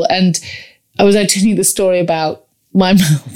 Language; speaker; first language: English; native; English